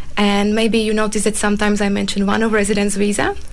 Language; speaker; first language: English; non-native, fluent; Slovak